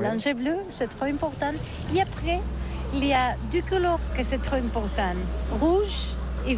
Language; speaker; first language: French; non-native, learner; Catalan